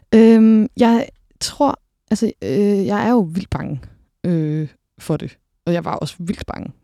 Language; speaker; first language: Danish; native; Danish